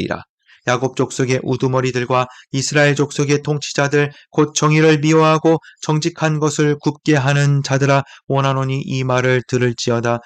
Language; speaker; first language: Korean; native; Korean